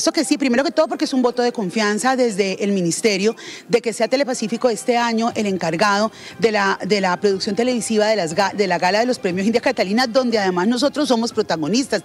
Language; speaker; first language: Spanish; native; Spanish